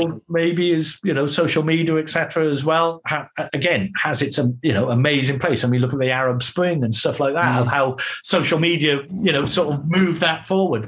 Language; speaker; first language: English; native; English